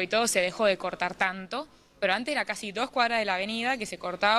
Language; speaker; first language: Spanish; native; Spanish